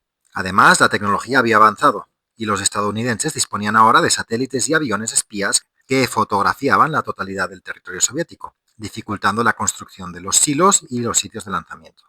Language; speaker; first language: Spanish; native; Spanish